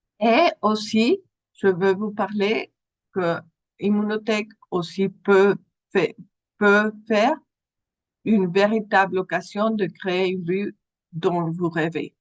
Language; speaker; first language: French; non-native, fluent; Spanish